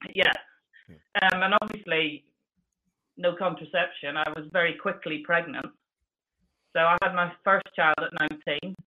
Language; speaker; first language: English; native; English